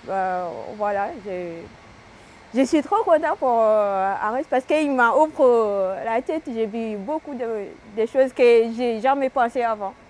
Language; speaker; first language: French; non-native, learner; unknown